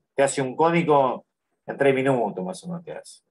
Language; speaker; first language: Spanish; native; Spanish